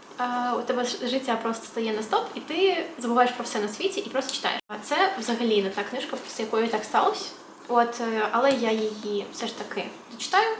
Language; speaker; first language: Ukrainian; native; Ukrainian